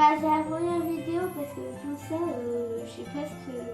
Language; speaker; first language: French; early bilingual, other home language; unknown